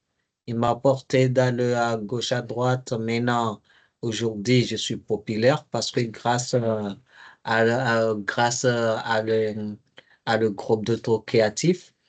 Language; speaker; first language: French; non-native, learner; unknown